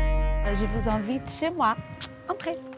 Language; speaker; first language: French; non-native, fluent; Portuguese